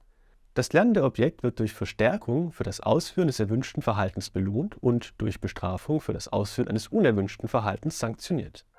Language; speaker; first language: German; native; German